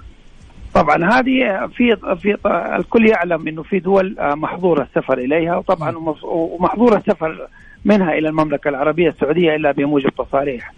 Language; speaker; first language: Arabic; native; Arabic